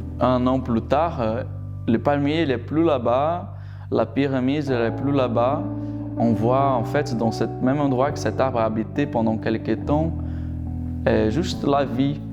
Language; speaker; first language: French; non-native, fluent; Portuguese